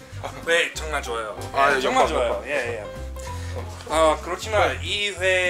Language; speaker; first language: Korean; non-native, learner; English